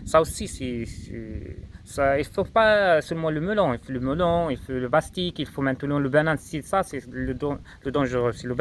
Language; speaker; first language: French; non-native, local second language; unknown